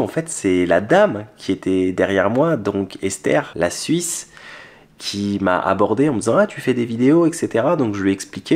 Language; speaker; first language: French; native; French